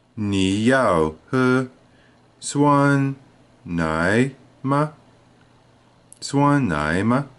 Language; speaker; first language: Chinese; non-native, learner; English